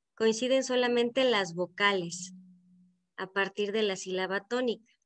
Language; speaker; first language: Spanish; native; Spanish